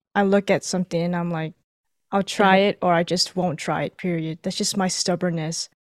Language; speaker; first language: English; early bilingual, other home language; Filipino